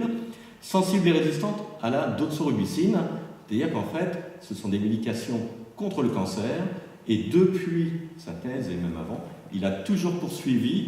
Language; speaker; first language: French; native; French